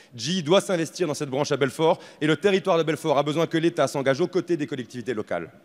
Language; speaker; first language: French; native; French